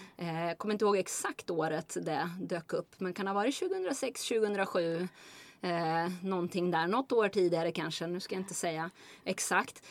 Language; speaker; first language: Swedish; native; Swedish